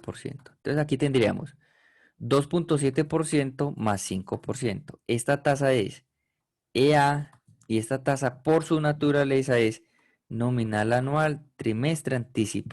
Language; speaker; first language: Spanish; native; Spanish